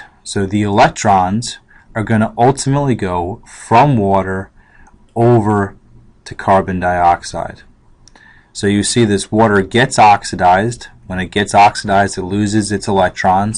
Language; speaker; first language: English; native; English